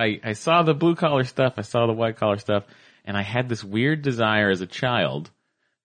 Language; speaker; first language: English; native; English